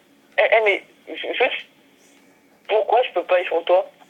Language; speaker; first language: French; native; French